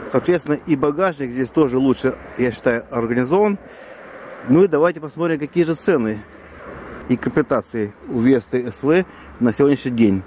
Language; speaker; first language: Russian; native; Russian